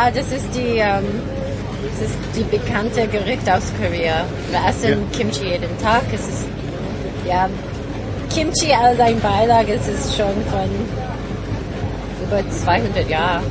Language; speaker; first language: German; non-native, learner; Korean